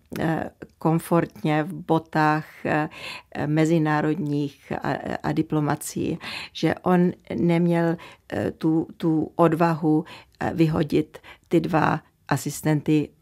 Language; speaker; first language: Czech; early bilingual, heritage; Czech